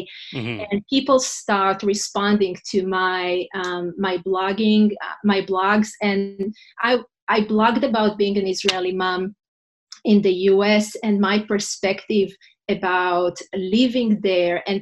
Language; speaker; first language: English; non-native, fluent; Hebrew